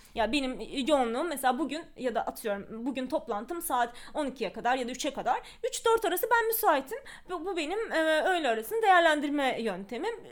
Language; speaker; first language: Turkish; early bilingual, other home language; Russian